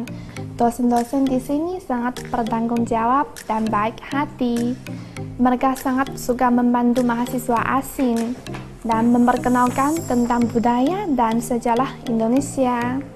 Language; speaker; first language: Indonesian; non-native, learner; Chinese